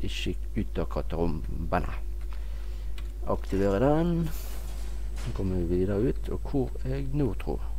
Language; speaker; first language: Norwegian; native; Norwegian